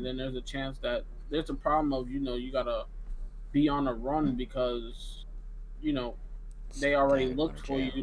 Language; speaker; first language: English; native; English